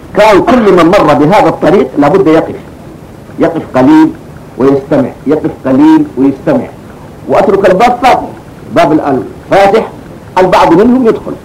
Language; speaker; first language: Arabic; native; Arabic